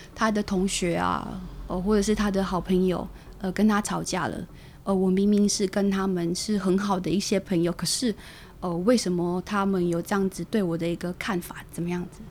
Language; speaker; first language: Chinese; native; Chinese